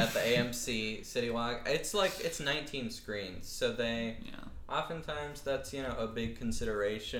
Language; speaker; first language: English; native; English